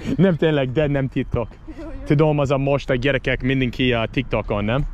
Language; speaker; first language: Hungarian; non-native, learner; English